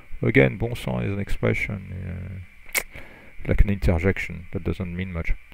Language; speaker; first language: English; non-native, fluent; French